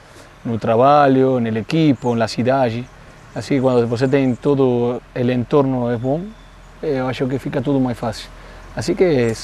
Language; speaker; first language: Portuguese; non-native, fluent; Spanish